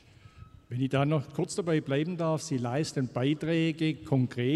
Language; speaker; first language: German; native; German